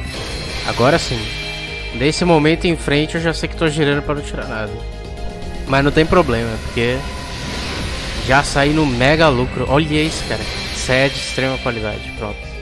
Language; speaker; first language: Portuguese; native; Portuguese